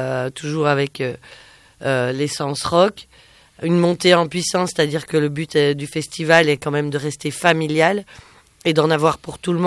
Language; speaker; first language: French; native; French